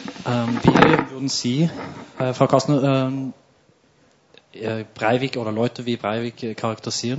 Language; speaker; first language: German; non-native, fluent; Norwegian